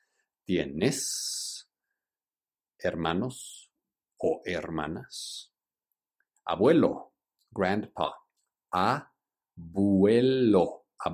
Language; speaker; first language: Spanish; early bilingual, heritage; Spanish